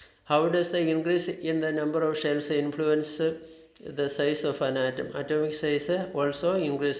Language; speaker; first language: English; non-native, local second language; Malayalam